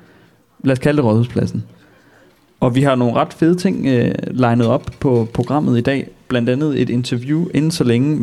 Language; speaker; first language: Danish; native; Danish